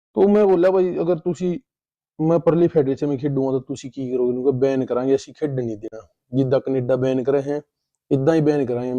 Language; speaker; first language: Hindi; non-native, local second language; Punjabi